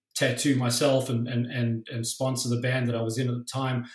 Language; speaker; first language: English; native; English